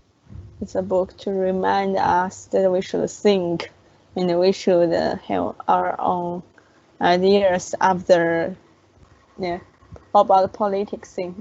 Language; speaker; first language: English; non-native, learner; Chinese